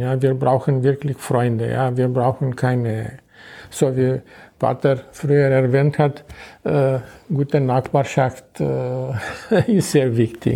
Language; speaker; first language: German; non-native, fluent; Romanian